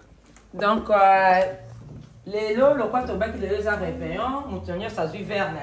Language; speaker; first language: French; non-native, local second language; Lingala